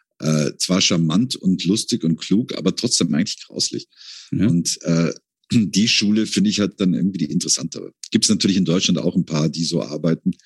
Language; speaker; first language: German; native; German